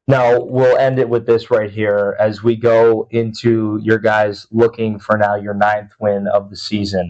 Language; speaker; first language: English; native; English